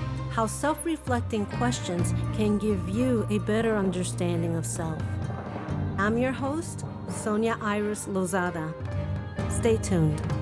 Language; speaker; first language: English; early bilingual, other home language; Spanish